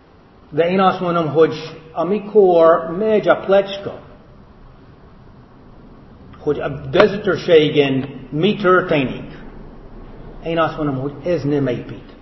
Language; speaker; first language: Hungarian; non-native, fluent; English